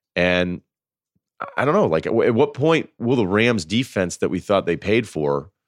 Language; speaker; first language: English; native; English